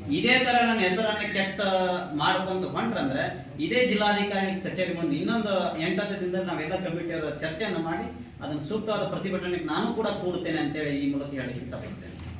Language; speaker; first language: Kannada; non-native, local second language; Lambadi